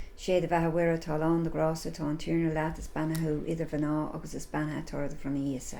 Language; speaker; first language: Irish; non-native, local second language; English